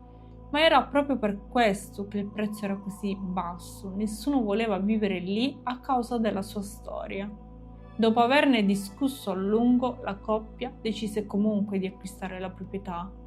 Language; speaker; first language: Italian; native; Italian